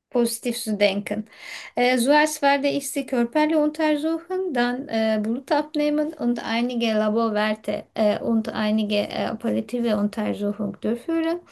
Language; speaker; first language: German; non-native, learner; Turkish